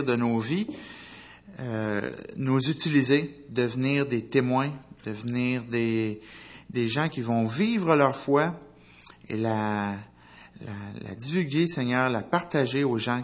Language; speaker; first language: French; native; French